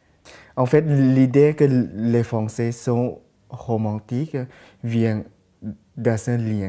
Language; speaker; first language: French; non-native, fluent; Thai